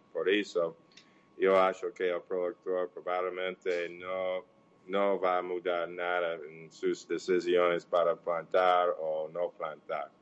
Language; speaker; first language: Portuguese; non-native, learner; English